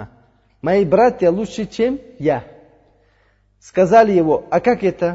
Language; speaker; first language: Russian; non-native, fluent; Uzbek